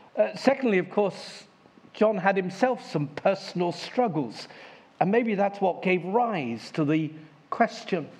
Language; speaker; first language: English; native; English